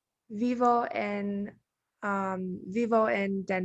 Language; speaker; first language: Spanish; non-native, learner; English